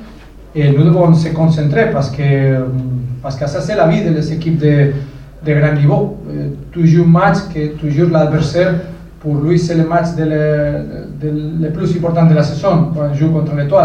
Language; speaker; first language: French; non-native, fluent; Spanish